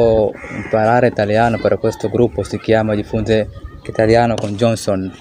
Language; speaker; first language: Italian; non-native, learner; Swahili